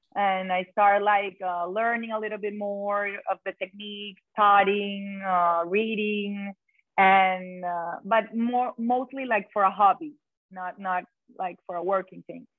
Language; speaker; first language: English; non-native, fluent; Spanish